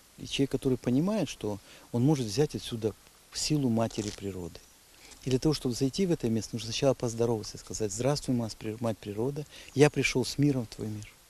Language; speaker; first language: Russian; native; Russian